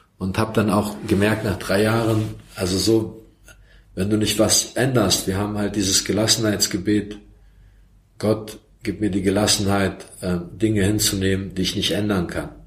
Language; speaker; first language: German; early bilingual, other home language; Croatian